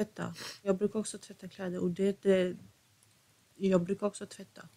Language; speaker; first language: Swedish; non-native, fluent; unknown